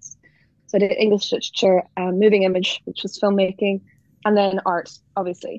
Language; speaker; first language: English; native; English